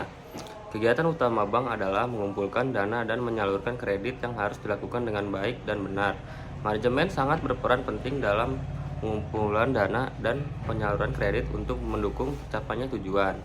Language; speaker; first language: Indonesian; native; Indonesian